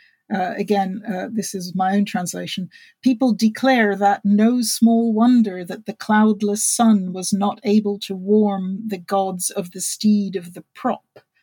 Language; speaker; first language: English; native; English